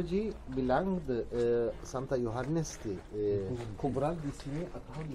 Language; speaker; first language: Indonesian; non-native, learner; Turkish